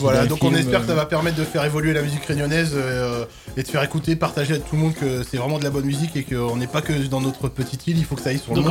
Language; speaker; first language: French; native; French